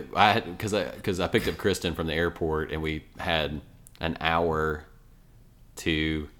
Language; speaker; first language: English; native; English